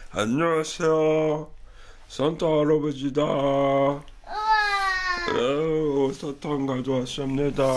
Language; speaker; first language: Korean; early bilingual, heritage; Korean